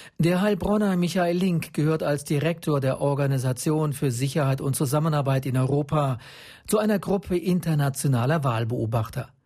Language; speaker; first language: German; native; German